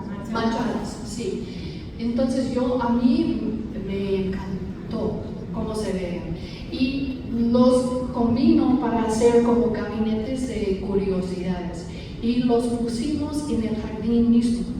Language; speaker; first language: Spanish; non-native, fluent; English